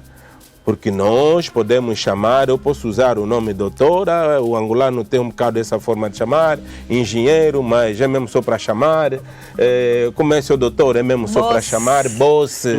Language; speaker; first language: Portuguese; native; Portuguese